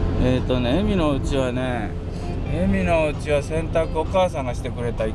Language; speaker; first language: Japanese; native; Japanese